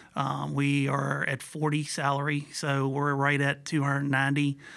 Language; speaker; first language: English; native; English